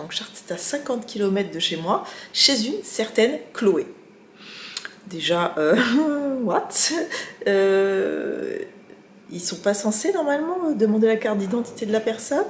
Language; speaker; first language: French; native; French